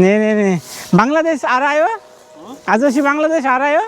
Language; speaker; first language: Korean; non-native, learner; Bangla